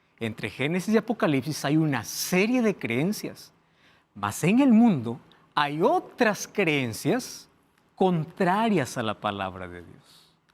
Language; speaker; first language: Spanish; non-native, fluent; Portuguese